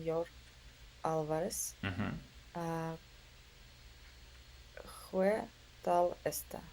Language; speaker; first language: Spanish; non-native, learner; Russian